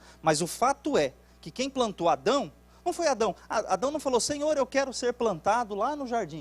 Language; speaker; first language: Portuguese; native; Portuguese